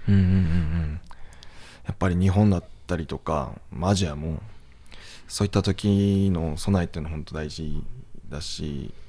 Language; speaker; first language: Japanese; native; Japanese